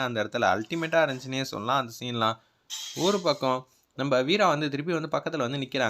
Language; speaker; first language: Tamil; native; Tamil